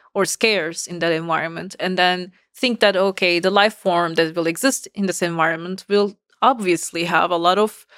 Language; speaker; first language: English; non-native, fluent; Turkish